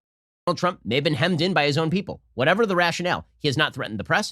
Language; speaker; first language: English; native; English